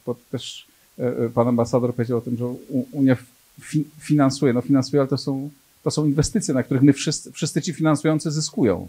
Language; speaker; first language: Polish; native; Polish